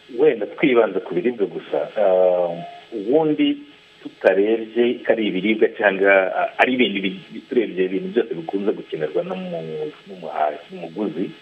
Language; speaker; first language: Kinyarwanda; native; Kinyarwanda